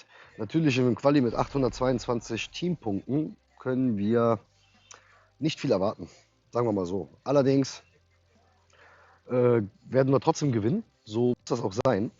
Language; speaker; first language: German; native; German